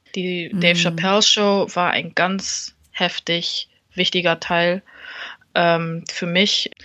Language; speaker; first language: German; early bilingual, other home language; Vietnamese